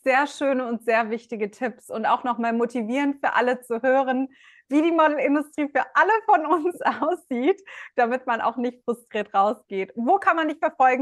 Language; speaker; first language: German; native; German